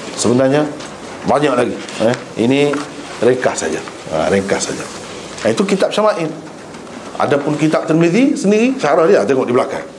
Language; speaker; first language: Malay; native; Malay